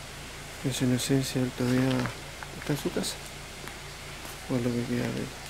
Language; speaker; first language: Spanish; native; Spanish